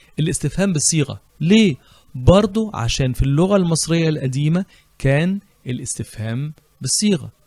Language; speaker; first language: Arabic; native; Arabic